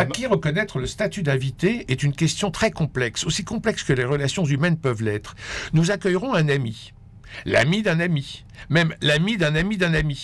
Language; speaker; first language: French; native; French